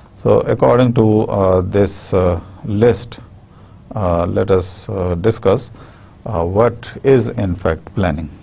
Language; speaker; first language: English; non-native, local second language; Urdu